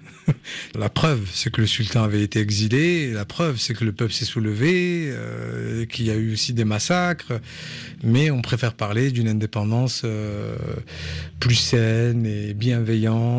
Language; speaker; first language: French; native; French